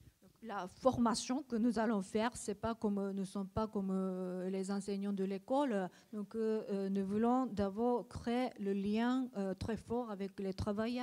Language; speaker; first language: French; non-native, learner; Japanese